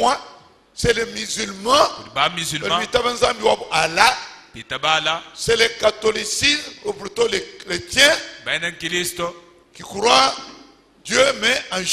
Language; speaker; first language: French; non-native, local second language; Luba-Lulua